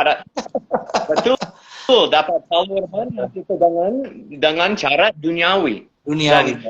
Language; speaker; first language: Indonesian; non-native, fluent; English